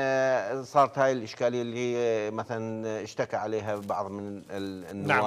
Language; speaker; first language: Arabic; non-native, local second language; Kurdish